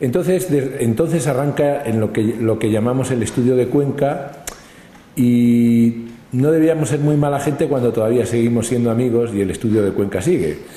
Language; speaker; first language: Spanish; native; Spanish